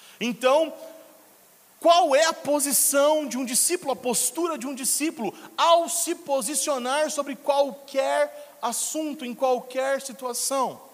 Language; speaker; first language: Portuguese; native; Portuguese